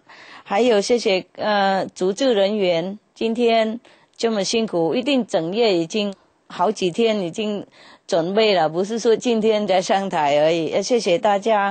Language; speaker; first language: Chinese; non-native, fluent; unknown